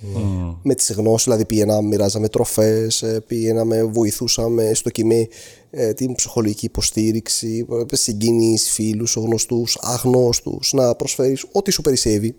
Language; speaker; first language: Greek; non-native, fluent; Arabic